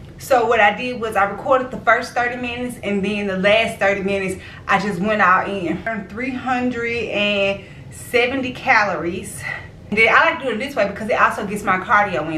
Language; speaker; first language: English; native; English